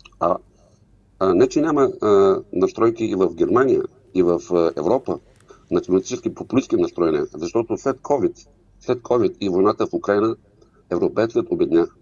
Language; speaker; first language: Bulgarian; non-native, local second language; Turkish